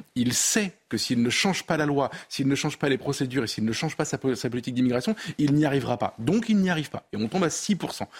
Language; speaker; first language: French; native; French